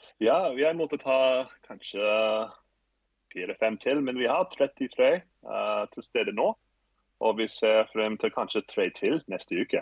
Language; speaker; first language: Norwegian; non-native, fluent; English